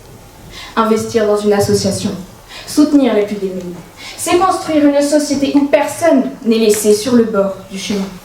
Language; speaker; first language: French; native; French